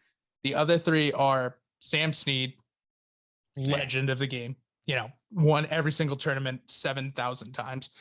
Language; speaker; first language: English; native; English